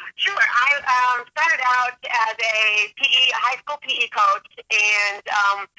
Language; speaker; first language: English; native; English